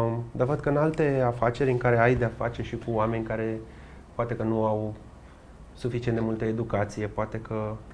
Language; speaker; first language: Romanian; native; Romanian